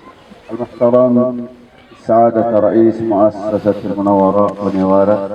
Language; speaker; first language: Arabic; non-native, fluent; Indonesian